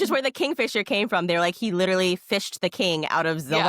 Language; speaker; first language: English; native; English